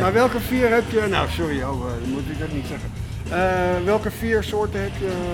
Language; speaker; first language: Dutch; native; Dutch